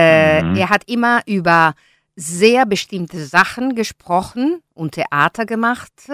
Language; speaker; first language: German; non-native, learner; Italian